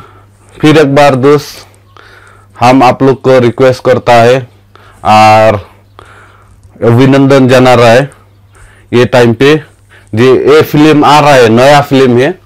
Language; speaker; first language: Hindi; non-native, local second language; Khasi